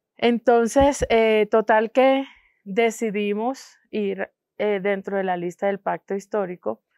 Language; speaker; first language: Spanish; non-native, local second language; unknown